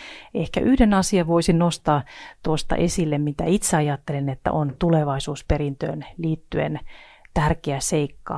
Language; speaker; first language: Finnish; native; Finnish